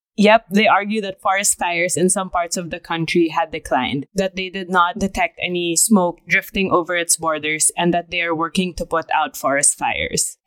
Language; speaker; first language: English; non-native, local second language; Filipino